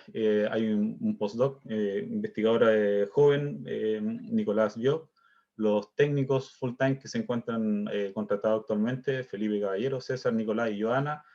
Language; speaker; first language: Spanish; native; Spanish